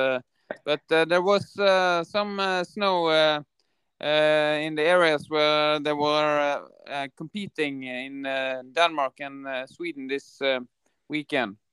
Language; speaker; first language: English; non-native, fluent; Norwegian